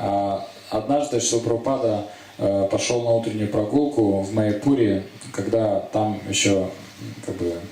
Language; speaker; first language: Russian; native; Russian